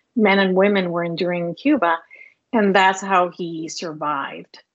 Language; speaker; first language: English; non-native, fluent; Spanish